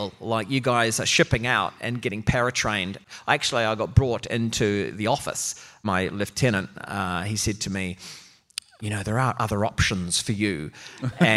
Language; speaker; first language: English; native; English